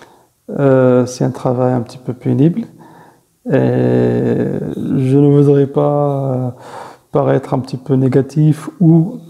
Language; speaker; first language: French; non-native, fluent; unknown